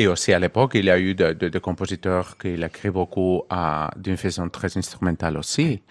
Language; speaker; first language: French; non-native, learner; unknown